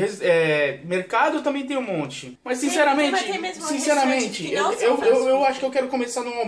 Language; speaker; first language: Portuguese; native; Portuguese